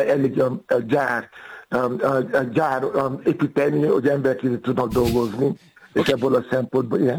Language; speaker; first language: Hungarian; non-native, fluent; Yoruba